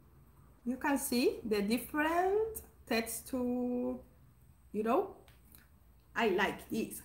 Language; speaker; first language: English; non-native, learner; Spanish